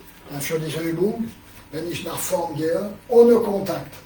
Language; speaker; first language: German; non-native, learner; French